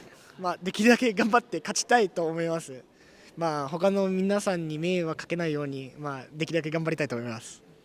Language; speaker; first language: Japanese; non-native, fluent; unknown